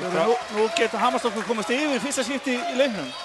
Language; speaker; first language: Icelandic; native; Icelandic